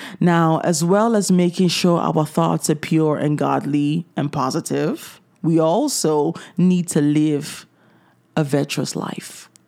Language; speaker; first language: English; native; English